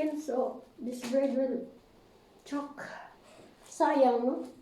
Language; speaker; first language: English; non-native, learner; Filipino